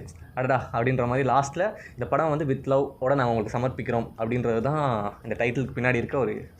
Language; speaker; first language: Tamil; native; Tamil